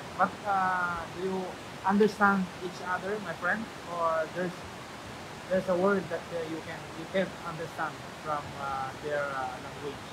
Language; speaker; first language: English; non-native, local second language; Filipino